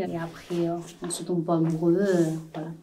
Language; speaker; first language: French; non-native, learner; Chinese